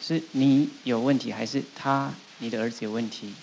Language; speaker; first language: Chinese; native; Chinese